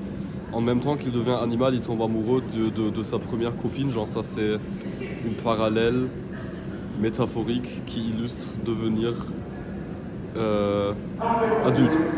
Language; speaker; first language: French; non-native, fluent; German